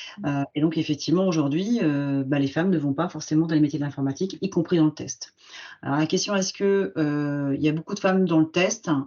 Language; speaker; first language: French; native; French